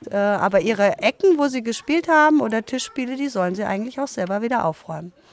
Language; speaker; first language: German; native; German